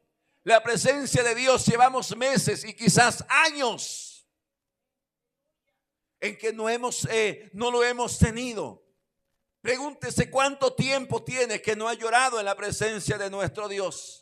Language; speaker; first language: Spanish; native; Spanish